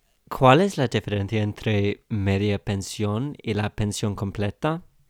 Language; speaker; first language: Spanish; non-native, fluent; English